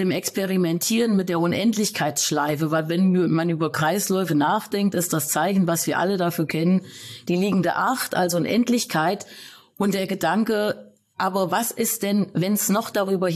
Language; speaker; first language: German; native; German